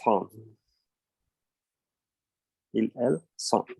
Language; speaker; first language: French; non-native, learner; Spanish